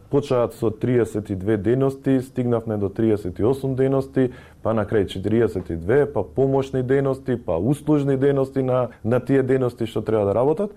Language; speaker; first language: Macedonian; native; Macedonian